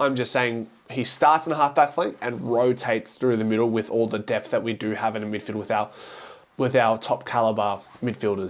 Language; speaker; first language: English; native; English